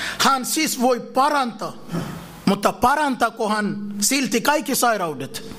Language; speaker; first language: Finnish; non-native, fluent; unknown